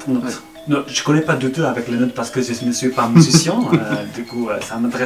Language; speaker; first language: French; non-native, learner; Indonesian